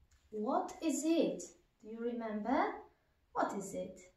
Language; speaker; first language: English; non-native, fluent; Polish